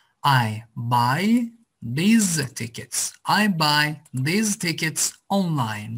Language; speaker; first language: English; non-native, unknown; Azerbaijani